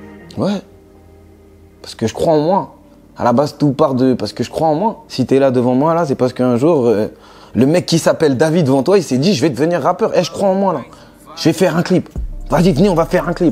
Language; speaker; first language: French; native; French